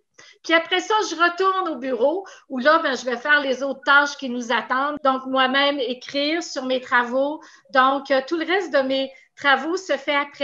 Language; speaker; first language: French; native; French